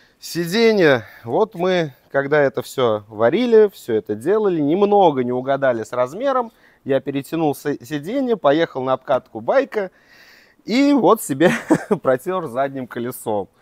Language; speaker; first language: Russian; native; Russian